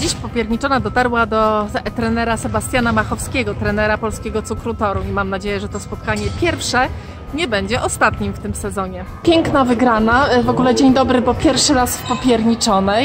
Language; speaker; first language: Polish; native; Polish